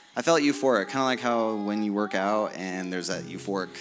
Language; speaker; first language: English; native; English